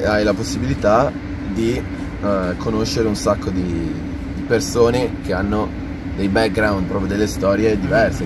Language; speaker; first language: Italian; native; Italian